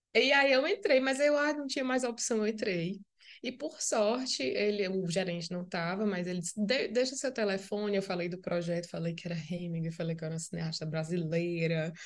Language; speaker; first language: Portuguese; native; Portuguese